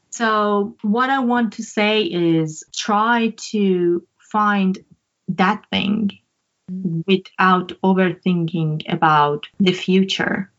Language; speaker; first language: English; non-native, fluent; Persian